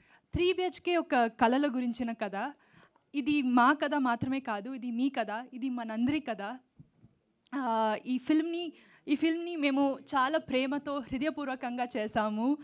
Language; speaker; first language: Telugu; non-native, learner; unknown